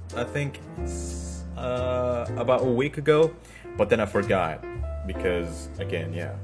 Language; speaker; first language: English; non-native, fluent; Indonesian